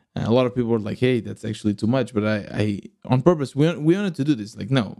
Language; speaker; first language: English; non-native, fluent; Portuguese